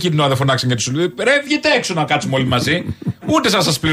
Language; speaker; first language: Greek; native; Greek